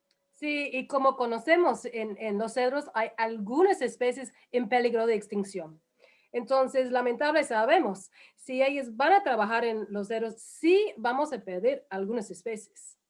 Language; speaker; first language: Spanish; non-native, fluent; English